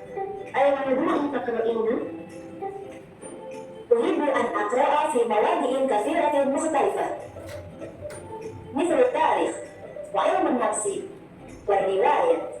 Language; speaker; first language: Arabic; non-native, learner; Indonesian